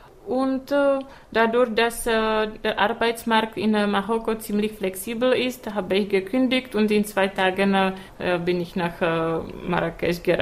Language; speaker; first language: German; non-native, fluent; Czech